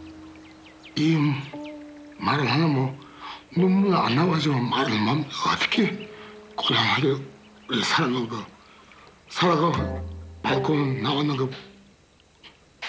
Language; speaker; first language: Korean; early bilingual, heritage; Korean